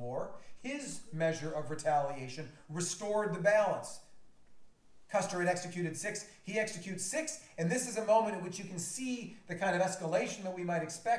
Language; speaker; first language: English; native; English